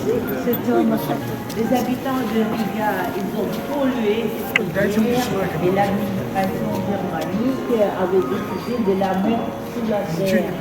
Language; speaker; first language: French; non-native, fluent; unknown